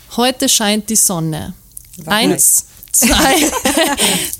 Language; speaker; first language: German; native; German